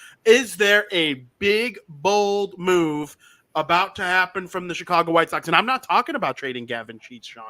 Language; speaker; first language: English; native; English